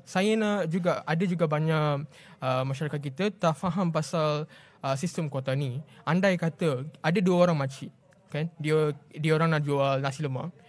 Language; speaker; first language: Malay; non-native, local second language; Tamil